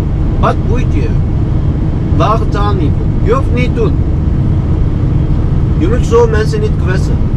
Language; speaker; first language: Dutch; non-native, fluent; Turkish